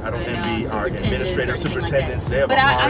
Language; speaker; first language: English; native; English